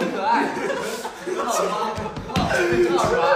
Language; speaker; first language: Chinese; non-native, fluent; Thai